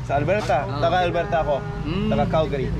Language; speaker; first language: Filipino; non-native, learner; English